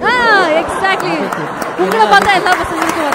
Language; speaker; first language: Tamil; native; Tamil